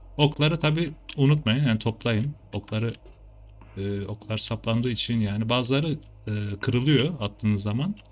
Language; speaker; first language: Turkish; early bilingual, heritage; Turkish